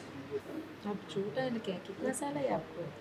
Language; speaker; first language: Hindi; non-native, local second language; Telugu